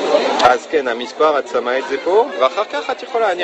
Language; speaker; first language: Hebrew; non-native, fluent; French